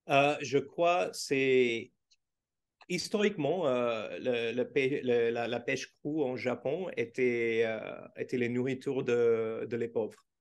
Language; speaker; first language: French; non-native, fluent; Portuguese